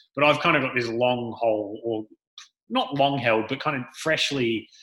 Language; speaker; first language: English; native; English